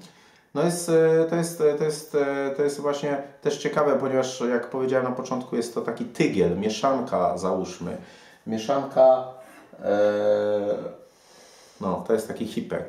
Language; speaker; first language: Polish; native; Polish